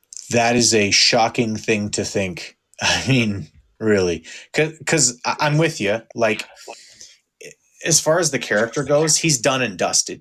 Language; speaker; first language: English; native; English